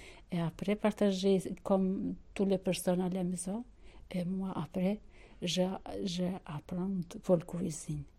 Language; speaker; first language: French; non-native, learner; Albanian